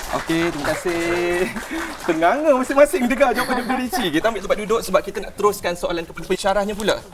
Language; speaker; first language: Malay; native; Malay